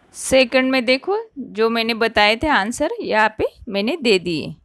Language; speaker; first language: Hindi; non-native, local second language; Marathi